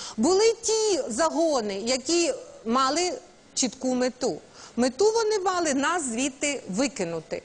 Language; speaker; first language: Ukrainian; native; Ukrainian